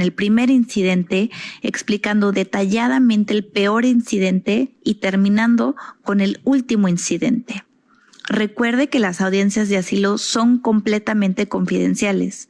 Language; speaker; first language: Spanish; native; Spanish